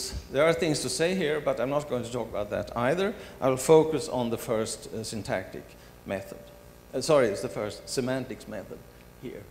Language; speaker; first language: English; non-native, fluent; Swedish